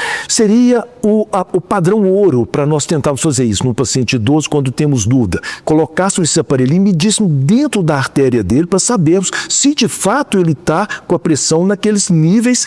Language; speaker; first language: Portuguese; native; Portuguese